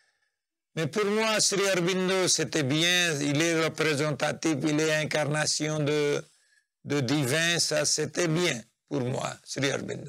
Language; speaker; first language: French; non-native, fluent; Nepali